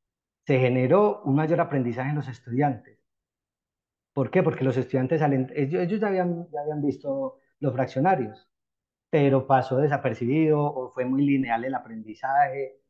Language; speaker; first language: Spanish; native; Spanish